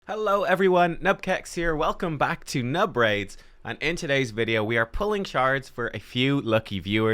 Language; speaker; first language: English; native; English